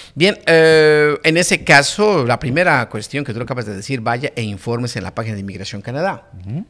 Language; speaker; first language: Spanish; native; Spanish